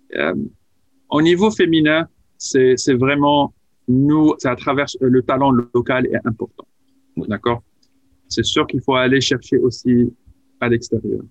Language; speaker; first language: French; non-native, local second language; Arabic